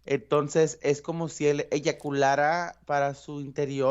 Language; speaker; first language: Spanish; native; Spanish